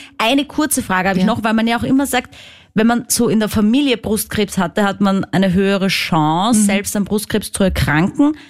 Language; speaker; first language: German; native; German